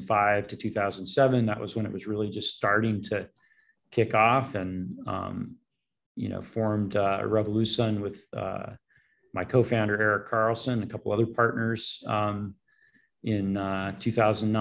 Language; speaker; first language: English; native; English